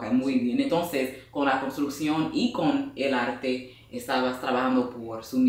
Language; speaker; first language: Spanish; non-native, fluent; English